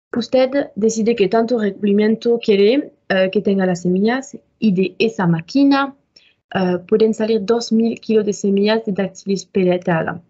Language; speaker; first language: Spanish; non-native, fluent; French